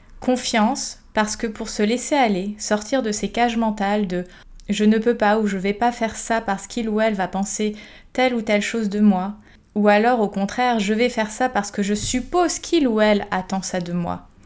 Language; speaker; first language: French; native; French